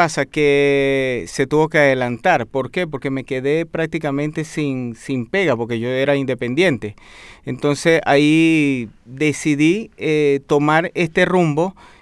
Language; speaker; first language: Spanish; native; Spanish